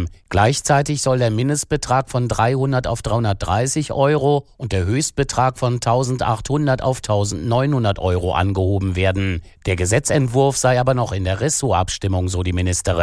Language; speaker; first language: German; native; German